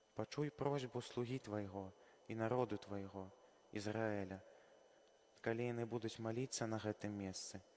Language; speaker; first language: Belarusian; native; Belarusian